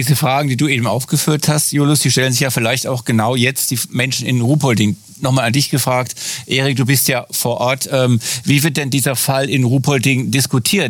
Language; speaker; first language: German; native; German